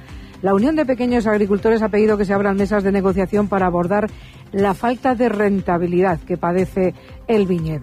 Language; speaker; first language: Spanish; native; Spanish